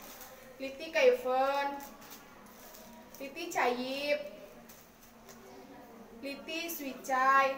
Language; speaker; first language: Cantonese; non-native, learner; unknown